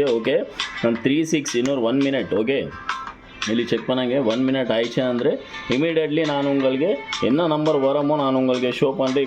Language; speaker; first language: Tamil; non-native, learner; Kannada